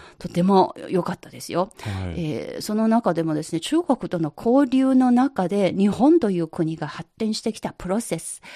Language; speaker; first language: Japanese; non-native, fluent; Chinese